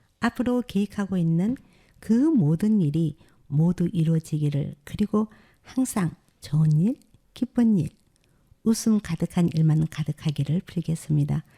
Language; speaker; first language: Korean; native; Korean